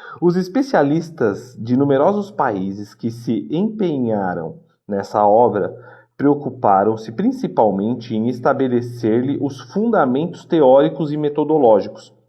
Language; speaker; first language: Portuguese; native; Portuguese